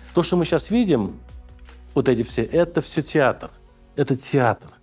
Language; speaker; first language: Russian; native; Russian